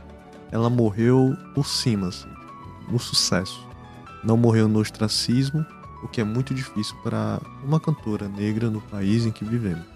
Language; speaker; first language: Portuguese; native; Portuguese